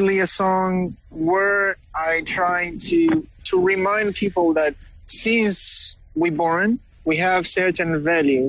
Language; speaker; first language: English; non-native, fluent; Kongo